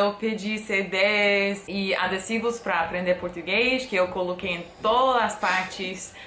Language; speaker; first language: Portuguese; non-native, fluent; English